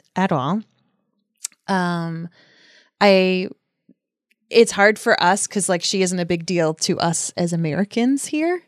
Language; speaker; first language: English; native; English